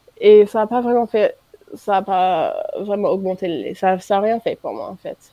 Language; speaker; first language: French; non-native, fluent; English